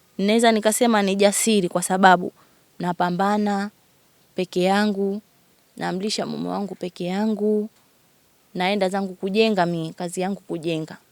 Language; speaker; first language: Swahili; native; Swahili